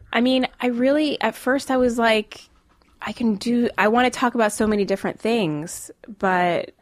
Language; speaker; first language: English; native; English